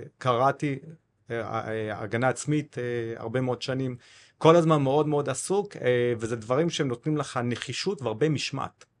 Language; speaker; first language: Hebrew; non-native, fluent; English